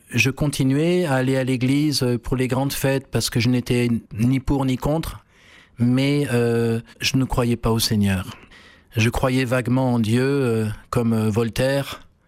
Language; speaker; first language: French; native; French